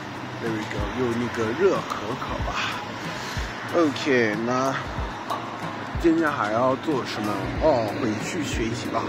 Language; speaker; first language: Chinese; non-native, fluent; English